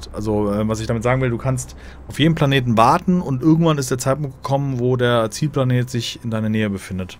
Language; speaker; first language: German; native; German